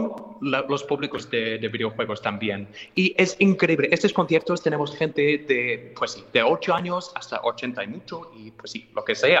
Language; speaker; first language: Spanish; non-native, fluent; English